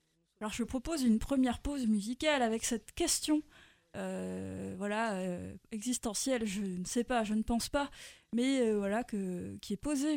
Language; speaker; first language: French; native; French